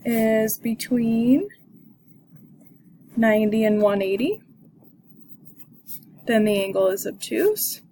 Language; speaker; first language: English; native; English